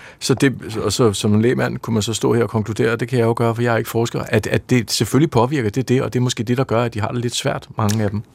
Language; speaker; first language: Danish; native; Danish